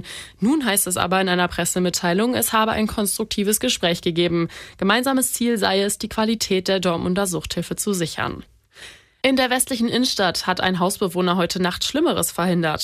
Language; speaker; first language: German; native; German